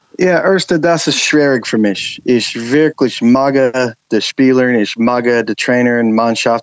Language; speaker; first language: German; non-native, learner; English